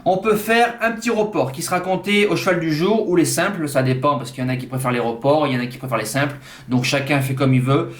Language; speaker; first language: French; native; French